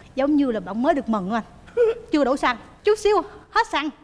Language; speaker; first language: Vietnamese; native; Vietnamese